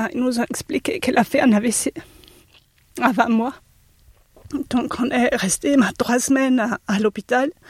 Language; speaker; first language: French; non-native, fluent; German